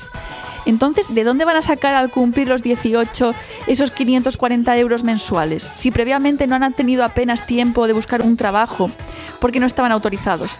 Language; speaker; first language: Spanish; native; Spanish